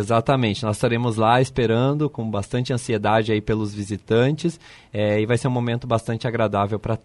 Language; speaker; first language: Portuguese; native; Portuguese